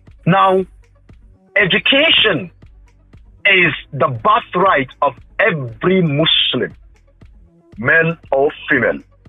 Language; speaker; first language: English; non-native, local second language; Hausa